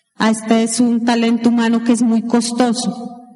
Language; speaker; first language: Spanish; native; Spanish